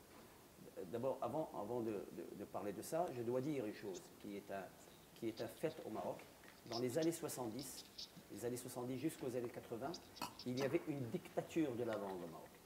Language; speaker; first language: French; non-native, local second language; Arabic